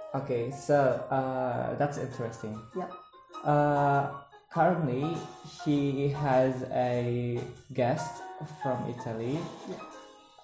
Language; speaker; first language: English; non-native, learner; Indonesian